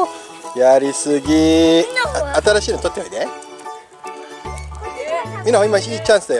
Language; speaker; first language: Japanese; native; Japanese